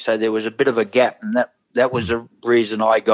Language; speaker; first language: English; native; English